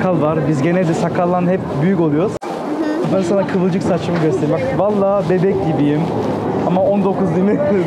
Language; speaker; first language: Turkish; early bilingual, heritage; Turkish